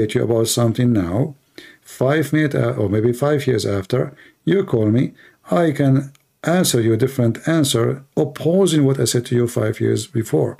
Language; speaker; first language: English; non-native, fluent; Arabic